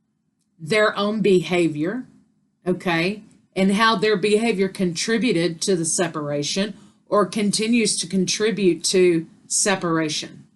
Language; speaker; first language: English; native; English